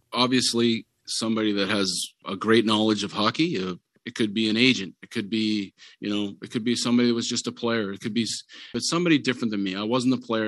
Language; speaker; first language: English; native; English